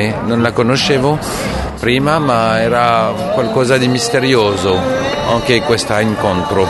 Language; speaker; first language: Italian; non-native, fluent; French